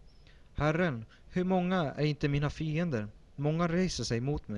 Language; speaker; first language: Swedish; early bilingual, other home language; Spanish